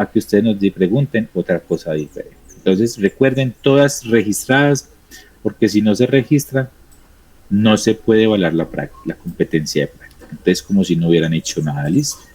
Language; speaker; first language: Spanish; native; Spanish